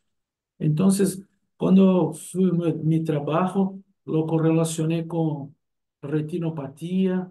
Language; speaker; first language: Spanish; non-native, fluent; Portuguese